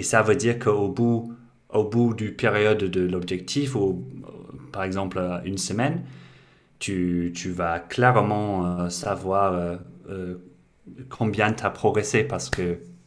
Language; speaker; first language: French; non-native, fluent; English